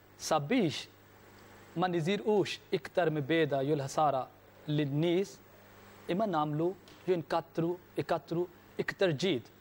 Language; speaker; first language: Maltese; non-native, fluent; Urdu